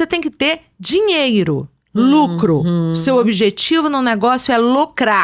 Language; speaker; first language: Portuguese; native; Portuguese